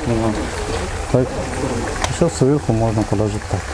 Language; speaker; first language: Russian; non-native, local second language; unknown